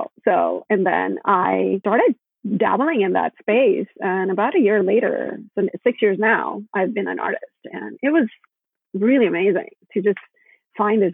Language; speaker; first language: English; non-native, local second language; Gujarati